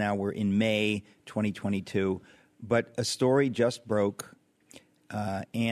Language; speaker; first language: English; native; English